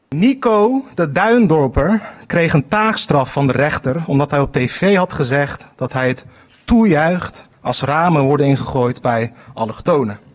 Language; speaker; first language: Dutch; early bilingual, other home language; Turkish